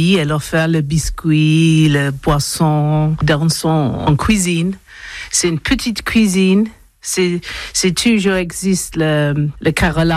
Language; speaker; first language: French; non-native, learner; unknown